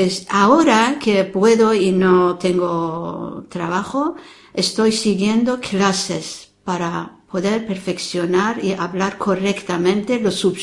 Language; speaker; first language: Spanish; non-native, fluent; Persian